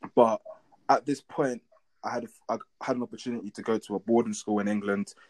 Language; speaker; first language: English; native; English